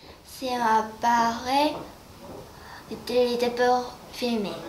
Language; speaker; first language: French; non-native, learner; Korean